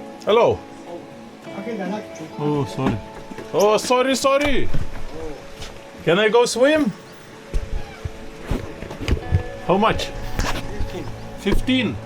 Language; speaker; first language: English; non-native, learner; Lithuanian